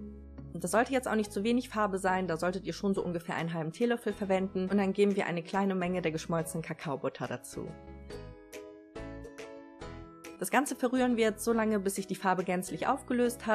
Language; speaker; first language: German; native; German